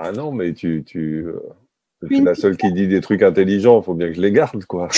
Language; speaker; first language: French; native; French